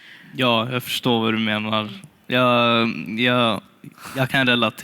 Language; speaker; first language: Swedish; early bilingual, other home language; Kurdish